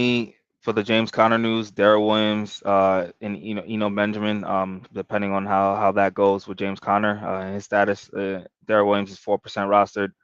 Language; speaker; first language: English; native; English